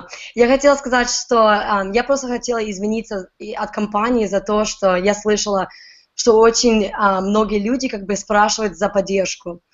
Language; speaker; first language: Russian; early bilingual, heritage; Russian